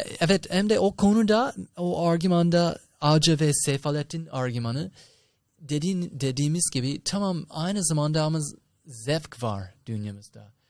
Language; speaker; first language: Turkish; non-native, fluent; English